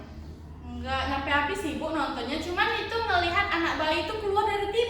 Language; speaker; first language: Malay; native; Malay